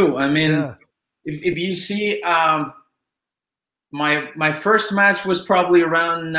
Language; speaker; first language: English; non-native, fluent; Spanish